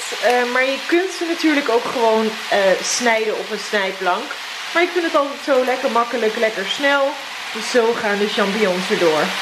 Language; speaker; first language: Dutch; native; Dutch